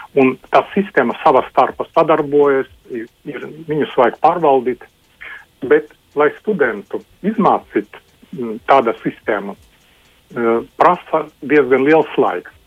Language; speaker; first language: Latvian; non-native, local second language; Russian